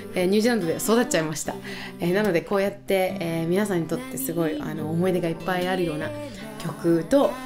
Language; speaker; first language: Japanese; early bilingual, heritage; Japanese